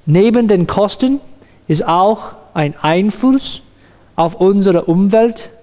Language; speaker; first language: German; non-native, learner; Cantonese